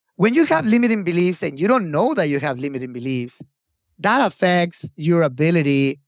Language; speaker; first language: English; non-native, fluent; Spanish